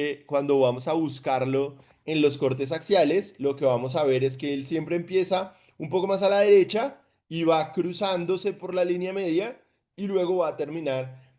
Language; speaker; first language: Spanish; native; Spanish